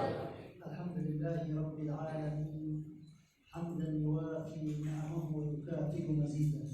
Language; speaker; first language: Arabic; native; Arabic